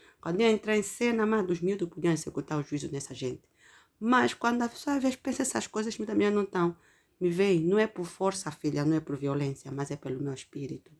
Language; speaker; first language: Portuguese; native; Portuguese